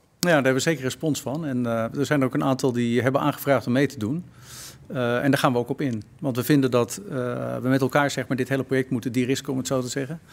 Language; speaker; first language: Dutch; native; Dutch